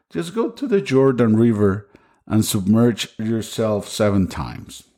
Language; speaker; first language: English; non-native, fluent; Spanish